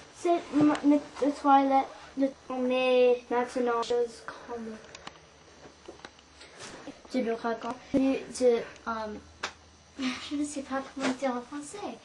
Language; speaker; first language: French; early bilingual, heritage; English